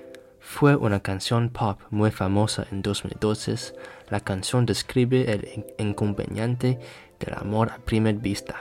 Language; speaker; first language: Spanish; non-native, learner; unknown